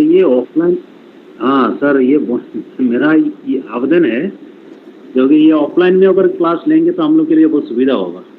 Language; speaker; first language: Hindi; non-native, local second language; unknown